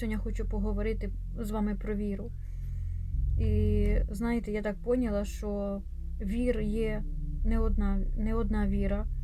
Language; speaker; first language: Ukrainian; non-native, local second language; Russian